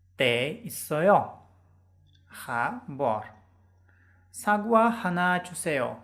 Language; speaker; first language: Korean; non-native, fluent; Uzbek